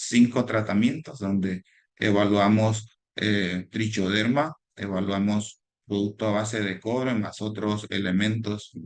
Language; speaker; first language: Spanish; native; Spanish